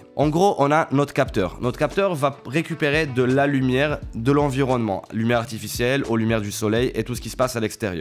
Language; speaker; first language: French; native; French